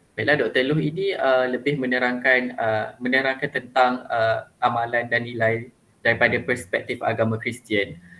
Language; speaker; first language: Malay; native; Malay